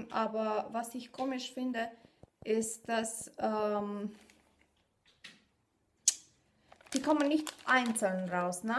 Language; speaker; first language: German; non-native, fluent; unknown